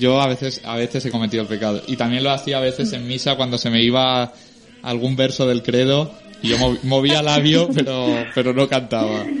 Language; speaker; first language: Spanish; native; Spanish